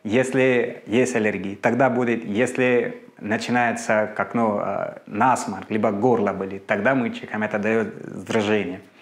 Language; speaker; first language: Russian; non-native, fluent; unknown